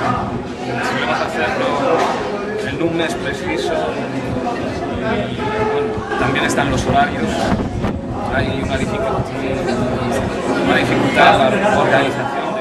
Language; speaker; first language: Spanish; non-native, local second language; Arabic